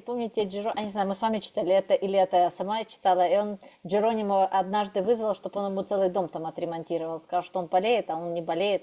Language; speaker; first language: Russian; native; Russian